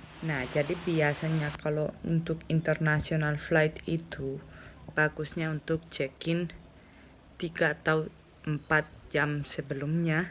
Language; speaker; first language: Indonesian; non-native, fluent; Spanish